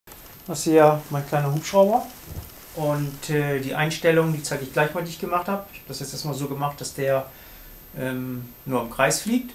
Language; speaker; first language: German; native; German